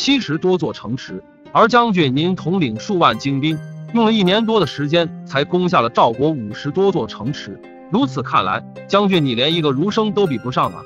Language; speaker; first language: Chinese; native; Chinese